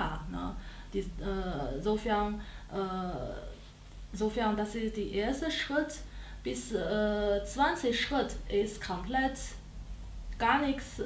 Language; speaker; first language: German; non-native, learner; Chinese